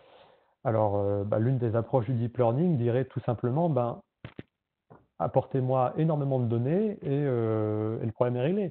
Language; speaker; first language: French; native; French